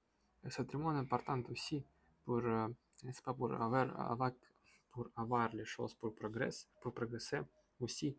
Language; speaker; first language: French; non-native, learner; Russian